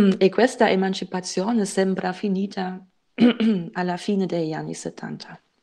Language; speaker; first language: Italian; non-native, fluent; German